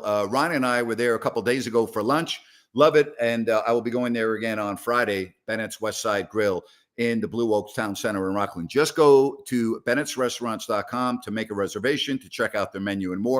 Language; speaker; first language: English; native; English